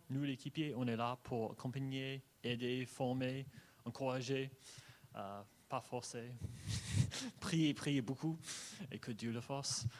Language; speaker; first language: French; non-native, fluent; English